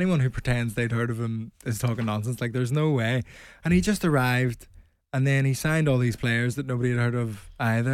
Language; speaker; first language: English; native; English